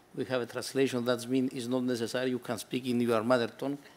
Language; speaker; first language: English; non-native, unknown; Greek